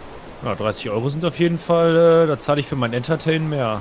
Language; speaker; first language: German; native; German